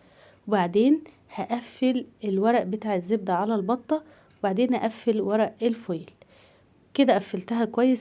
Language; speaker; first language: Arabic; native; Arabic